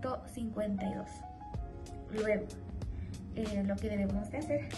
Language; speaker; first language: Spanish; native; Spanish